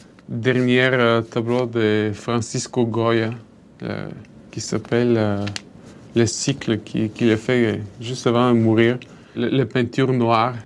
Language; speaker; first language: French; non-native, fluent; Bulgarian